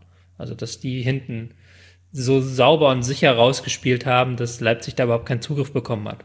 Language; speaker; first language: German; native; German